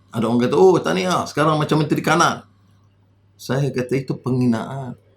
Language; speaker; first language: Malay; native; Malay